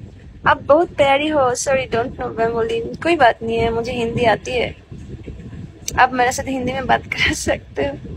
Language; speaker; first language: Hindi; non-native, learner; Bangla